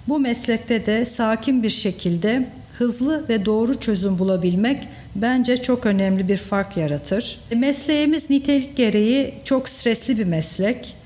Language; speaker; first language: Turkish; native; Turkish